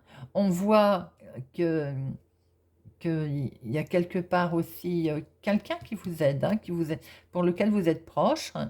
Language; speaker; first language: French; native; French